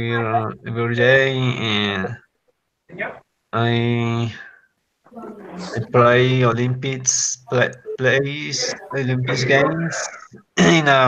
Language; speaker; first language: English; non-native, learner; Spanish